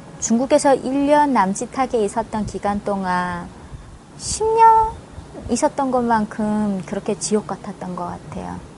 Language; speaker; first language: Korean; native; Korean